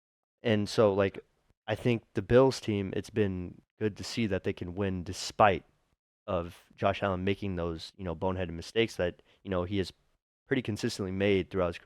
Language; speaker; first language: English; native; English